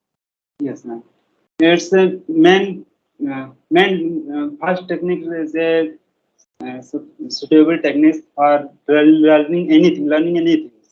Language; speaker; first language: English; non-native, learner; Hindi